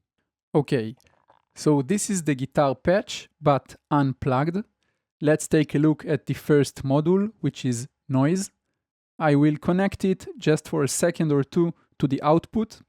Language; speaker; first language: English; non-native, fluent; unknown